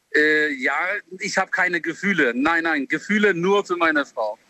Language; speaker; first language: German; non-native, learner; Albanian